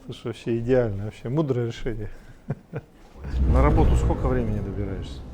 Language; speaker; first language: Russian; native; Russian